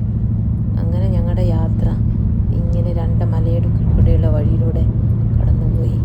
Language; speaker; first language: Malayalam; native; Malayalam